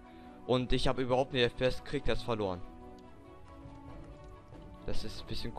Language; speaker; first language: German; native; German